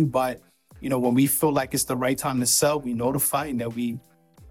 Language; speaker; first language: English; non-native, local second language; Yoruba